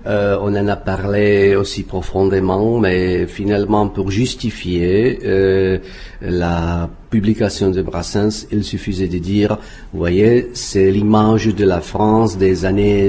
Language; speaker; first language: French; non-native, fluent; Czech